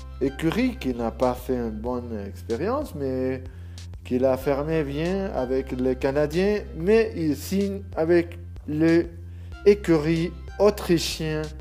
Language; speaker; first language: French; non-native, learner; Spanish